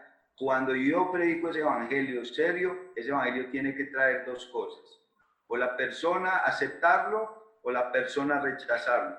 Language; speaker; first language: Spanish; native; Spanish